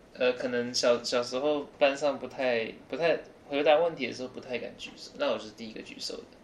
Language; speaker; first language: Chinese; early bilingual, other home language; English